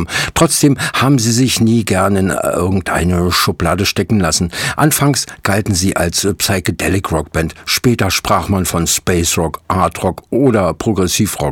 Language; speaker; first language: German; native; German